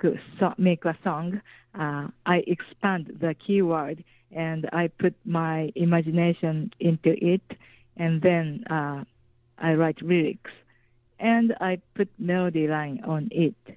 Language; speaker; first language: English; non-native, fluent; Japanese